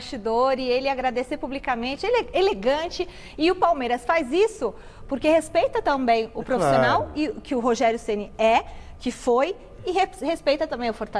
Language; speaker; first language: Portuguese; native; Portuguese